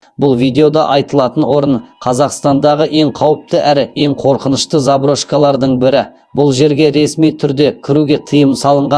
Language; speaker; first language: Kazakh; native; Kazakh